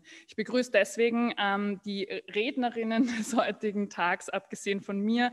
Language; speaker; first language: German; native; German